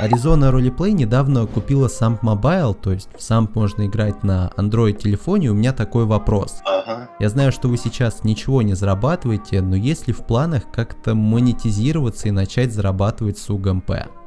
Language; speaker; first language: Russian; native; Russian